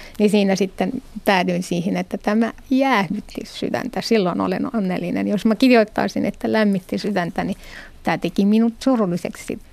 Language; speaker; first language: Finnish; non-native, fluent; Arabic